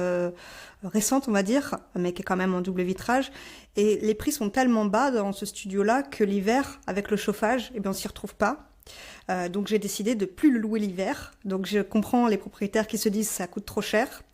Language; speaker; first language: French; native; French